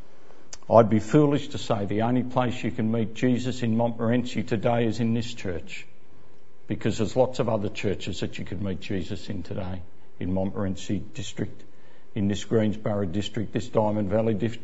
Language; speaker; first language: English; native; English